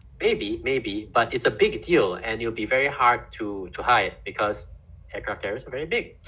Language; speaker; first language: English; non-native, fluent; Indonesian